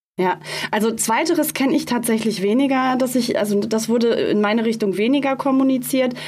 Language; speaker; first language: German; native; German